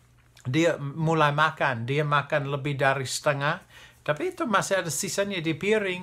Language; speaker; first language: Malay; non-native, fluent; English